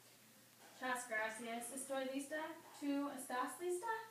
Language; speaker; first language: Spanish; non-native, learner; English